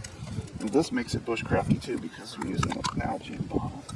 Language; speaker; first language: English; native; English